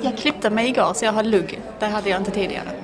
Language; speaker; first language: Swedish; early bilingual, other home language; Persian